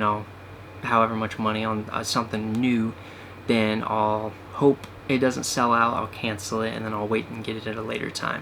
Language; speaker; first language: English; native; English